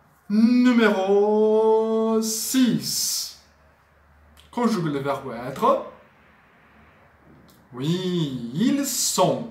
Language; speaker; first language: French; non-native, fluent; Portuguese